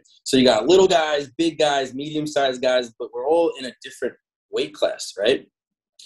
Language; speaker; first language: English; native; English